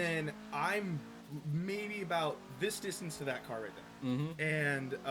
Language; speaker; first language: English; native; English